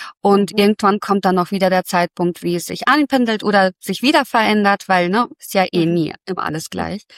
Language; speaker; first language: German; early bilingual, other home language; Russian